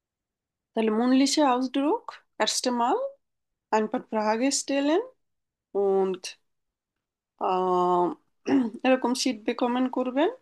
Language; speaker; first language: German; non-native, fluent; Bangla